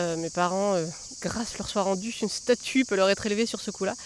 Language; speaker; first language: French; native; French